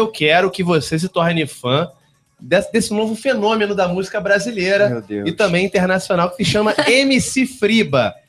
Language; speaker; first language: Portuguese; native; Portuguese